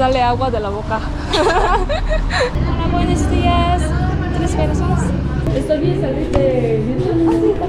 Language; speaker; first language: Spanish; non-native, learner; Korean